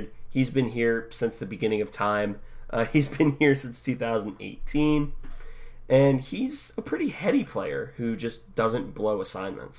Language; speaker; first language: English; native; English